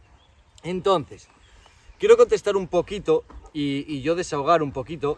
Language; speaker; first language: Spanish; native; Spanish